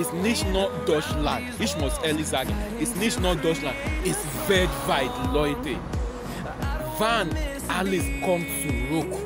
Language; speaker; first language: German; non-native, learner; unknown